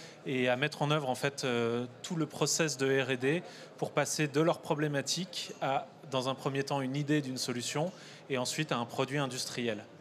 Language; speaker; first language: French; native; French